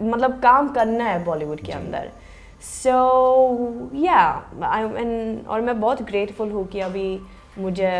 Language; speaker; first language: Hindi; non-native, fluent; Swedish